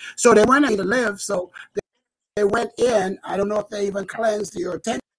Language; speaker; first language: English; native; English